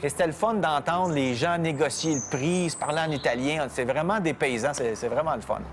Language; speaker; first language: French; native; French